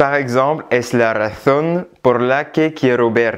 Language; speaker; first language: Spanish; non-native, fluent; French